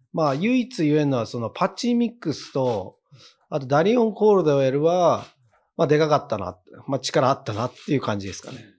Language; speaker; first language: Japanese; native; Japanese